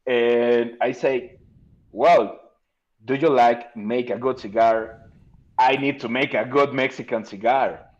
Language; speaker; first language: English; non-native, learner; Spanish